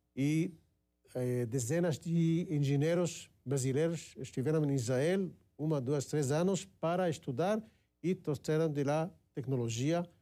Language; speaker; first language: Portuguese; non-native, fluent; Hebrew